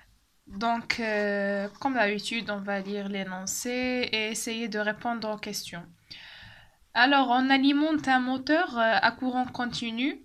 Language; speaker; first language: French; non-native, local second language; Arabic